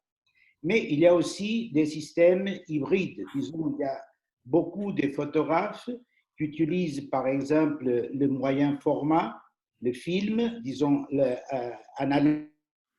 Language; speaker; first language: French; non-native, fluent; Portuguese